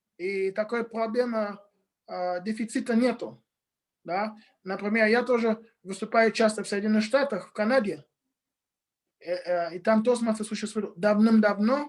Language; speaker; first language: Russian; non-native, fluent; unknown